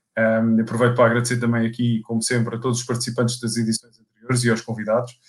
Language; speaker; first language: Portuguese; native; Portuguese